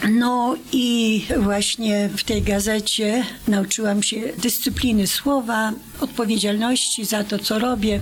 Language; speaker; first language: Polish; native; Polish